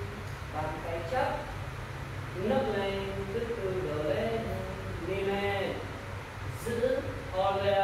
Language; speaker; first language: Vietnamese; non-native, learner; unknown